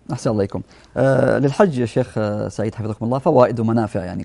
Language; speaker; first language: Arabic; native; Arabic